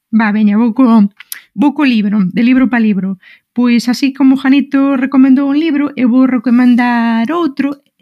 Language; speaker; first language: Galician; non-native, local second language; Spanish